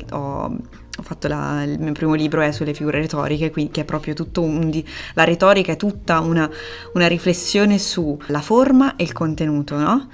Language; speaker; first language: Italian; native; Italian